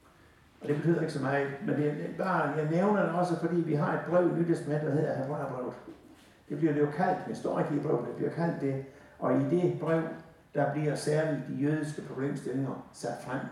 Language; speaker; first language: Danish; native; Danish